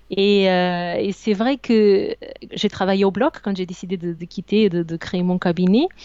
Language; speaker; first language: French; non-native, fluent; Portuguese